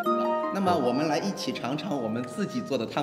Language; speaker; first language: Chinese; native; Chinese